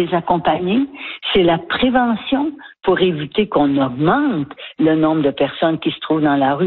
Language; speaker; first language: French; native; French